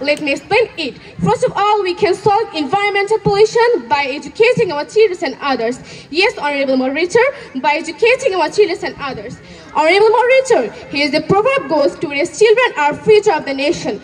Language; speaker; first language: English; non-native, learner; Bangla